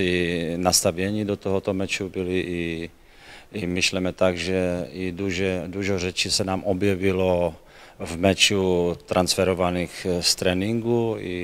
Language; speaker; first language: Polish; non-native, learner; Czech